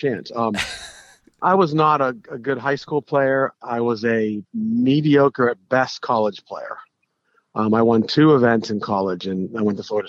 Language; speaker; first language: English; native; English